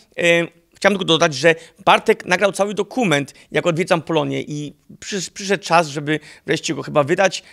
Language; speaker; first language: Polish; early bilingual, heritage; Polish